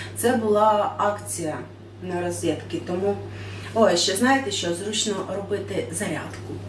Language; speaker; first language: Ukrainian; non-native, local second language; Russian